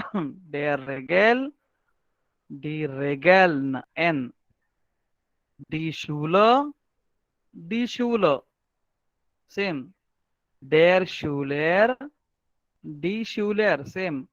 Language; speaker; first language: German; non-native, learner; Marathi